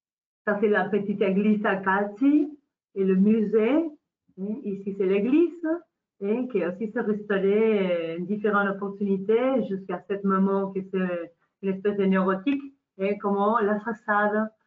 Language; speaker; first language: French; non-native, learner; Spanish